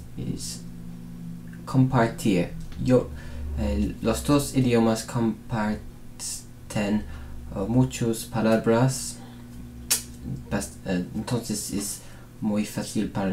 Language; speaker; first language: Spanish; non-native, learner; English